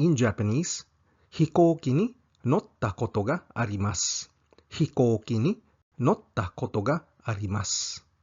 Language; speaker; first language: Japanese; non-native, fluent; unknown